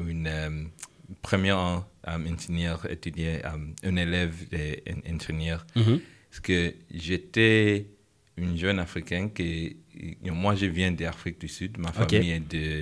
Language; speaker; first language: French; non-native, learner; English